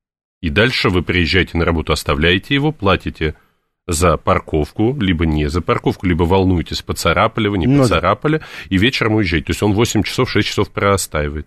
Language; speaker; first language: Russian; native; Russian